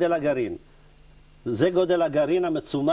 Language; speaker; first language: Hebrew; native; Hebrew